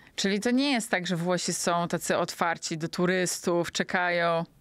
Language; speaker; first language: Polish; native; Polish